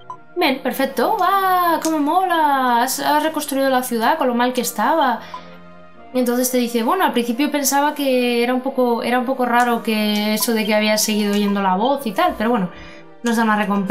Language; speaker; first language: Spanish; native; Spanish